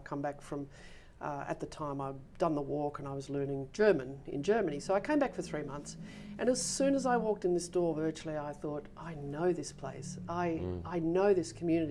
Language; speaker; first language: English; native; English